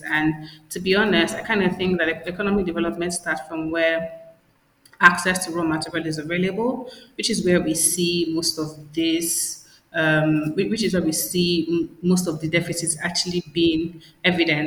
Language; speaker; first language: English; non-native, local second language; Igbo